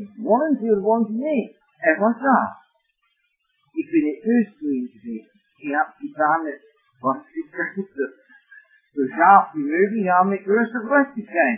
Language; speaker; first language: German; non-native, fluent; English